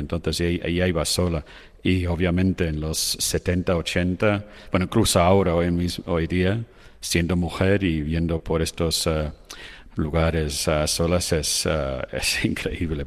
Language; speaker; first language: Spanish; non-native, fluent; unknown